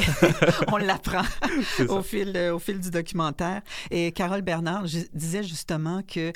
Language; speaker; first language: French; native; French